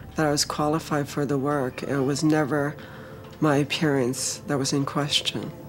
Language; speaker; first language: English; early bilingual, other home language; Vietnamese